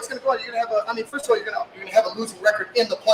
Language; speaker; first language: English; native; English